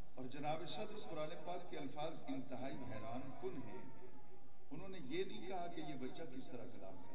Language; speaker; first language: Urdu; non-native, local second language; Punjabi